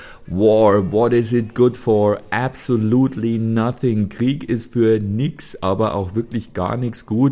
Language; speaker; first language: German; native; German